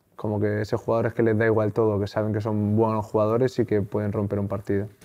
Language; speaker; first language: Spanish; native; Spanish